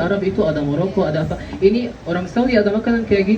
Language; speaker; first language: Indonesian; non-native, fluent; Arabic